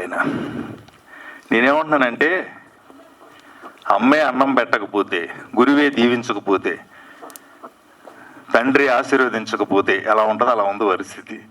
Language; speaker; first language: Telugu; native; Telugu